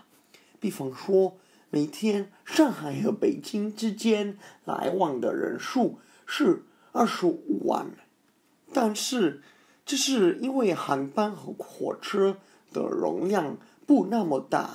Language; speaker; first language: Chinese; non-native, fluent; English